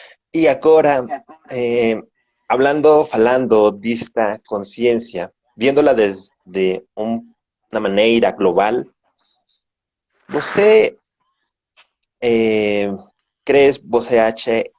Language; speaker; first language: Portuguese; non-native, learner; Spanish